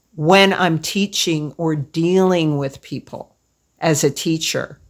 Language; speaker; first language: English; native; English